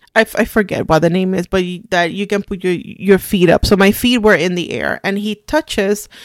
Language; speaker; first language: English; non-native, fluent; Spanish